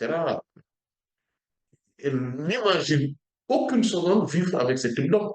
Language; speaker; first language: French; non-native, local second language; Wolof